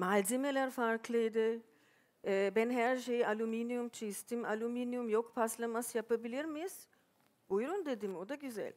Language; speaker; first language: Turkish; non-native, fluent; German